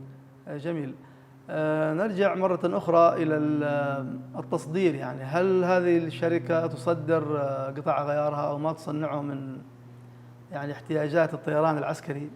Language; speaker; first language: Arabic; native; Arabic